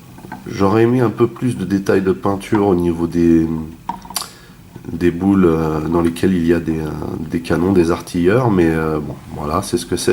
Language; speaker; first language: French; native; French